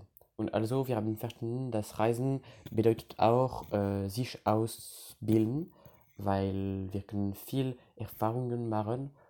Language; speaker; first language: German; non-native, learner; French